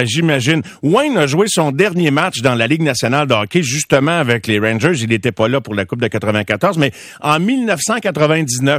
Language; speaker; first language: French; native; French